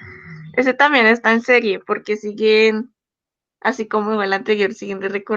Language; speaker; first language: Spanish; native; Spanish